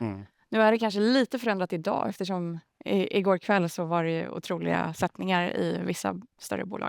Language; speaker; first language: Swedish; native; Swedish